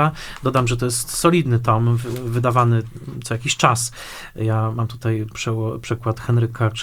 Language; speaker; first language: Polish; native; Polish